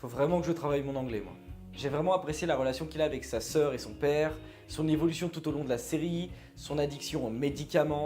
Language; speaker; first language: French; native; French